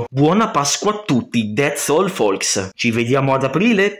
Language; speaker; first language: Italian; native; Italian